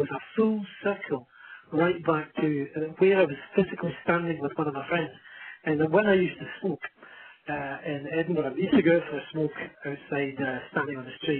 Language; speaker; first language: English; native; English